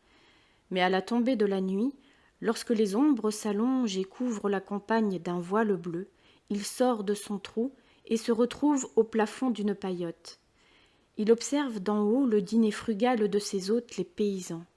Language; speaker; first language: French; native; French